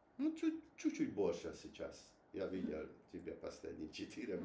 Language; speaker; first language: Russian; non-native, learner; Hungarian